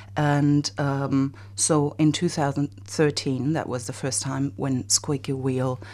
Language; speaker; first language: English; non-native, fluent; German